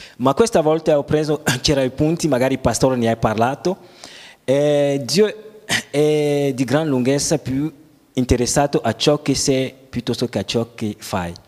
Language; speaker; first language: Italian; non-native, fluent; French